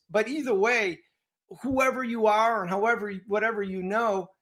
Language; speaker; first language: English; native; English